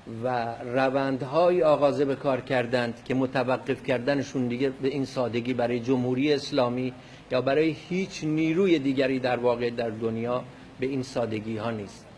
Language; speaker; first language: Persian; non-native, local second language; Kurdish